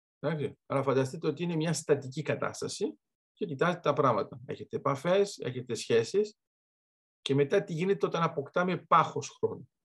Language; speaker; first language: Greek; early bilingual, heritage; Greek